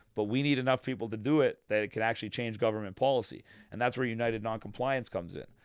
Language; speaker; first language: English; native; English